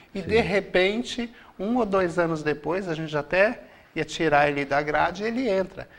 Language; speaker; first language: Portuguese; native; Portuguese